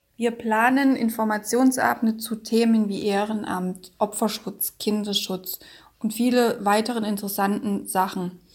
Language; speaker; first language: German; native; German